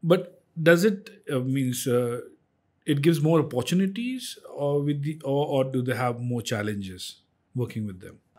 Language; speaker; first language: English; non-native, local second language; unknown